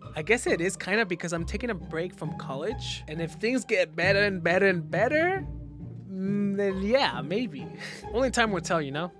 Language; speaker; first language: English; native; English